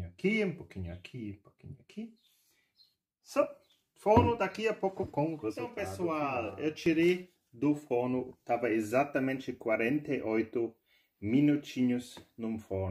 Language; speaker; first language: Portuguese; non-native, fluent; German